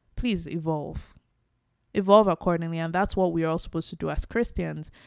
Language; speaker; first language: English; non-native, local second language; Yoruba